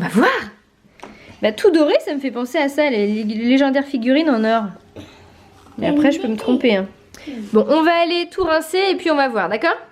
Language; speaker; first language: French; native; French